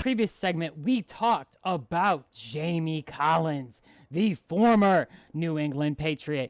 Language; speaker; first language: English; native; English